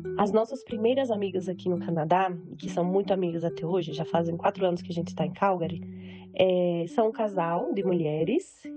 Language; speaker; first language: Portuguese; native; Portuguese